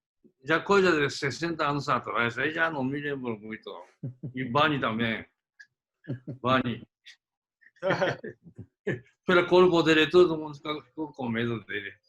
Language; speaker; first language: Portuguese; early bilingual, other home language; Japanese